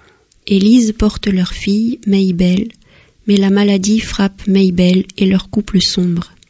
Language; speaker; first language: French; native; French